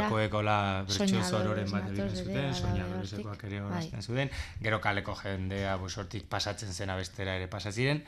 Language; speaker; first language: Basque; non-native, local second language; Spanish